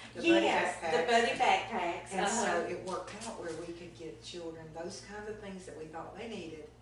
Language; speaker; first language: English; native; English